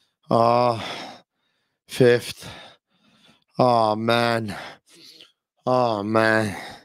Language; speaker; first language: English; native; English